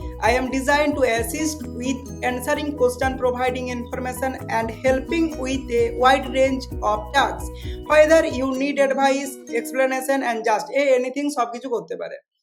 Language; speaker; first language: English; non-native, local second language; Bangla